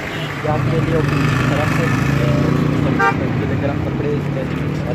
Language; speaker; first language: Hindi; non-native, local second language; Pashto